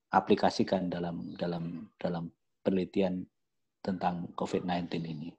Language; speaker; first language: Indonesian; native; Indonesian